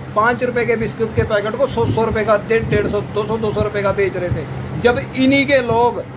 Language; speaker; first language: Hindi; non-native, local second language; Punjabi